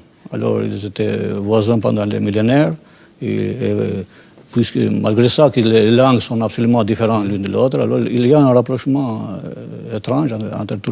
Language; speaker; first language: French; non-native, fluent; Albanian